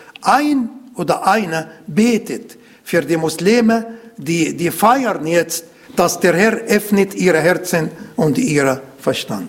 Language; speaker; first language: German; non-native, learner; Arabic